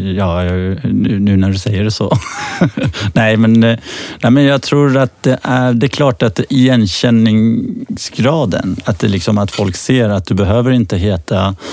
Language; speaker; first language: Swedish; early bilingual, other home language; Persian